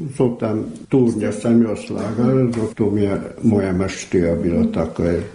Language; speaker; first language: Serbian; early bilingual, heritage; Serbian